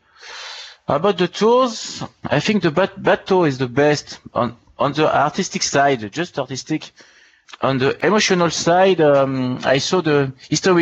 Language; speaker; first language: English; non-native, learner; French